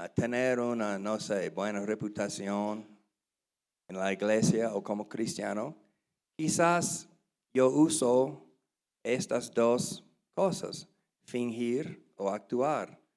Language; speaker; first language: Spanish; non-native, learner; English